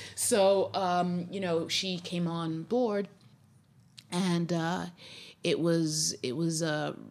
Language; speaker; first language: English; native; English